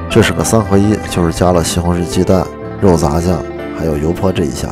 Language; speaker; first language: Chinese; native; Chinese